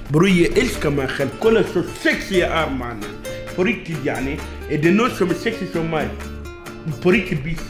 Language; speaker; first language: Swedish; non-native, fluent; Arabic